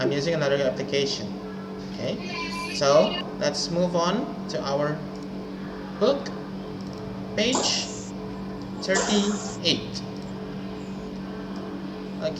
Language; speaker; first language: English; non-native, fluent; Indonesian